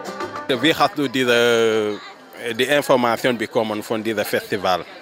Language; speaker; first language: German; non-native, learner; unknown